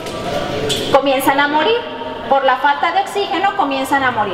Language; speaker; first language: Spanish; native; Spanish